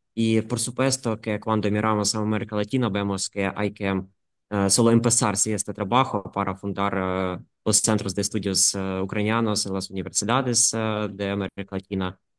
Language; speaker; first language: Spanish; non-native, fluent; Ukrainian